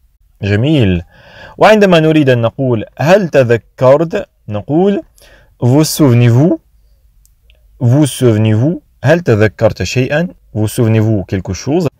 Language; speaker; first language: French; non-native, fluent; Arabic